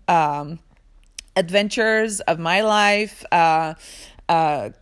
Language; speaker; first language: English; early bilingual, other home language; Swedish